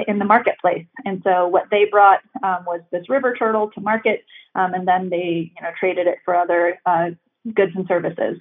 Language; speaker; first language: English; native; English